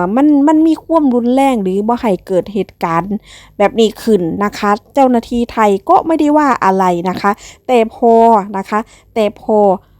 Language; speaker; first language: Thai; non-native, local second language; Northeastern Thai